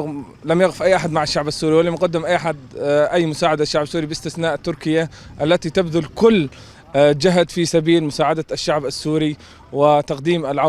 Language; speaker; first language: Arabic; native; Arabic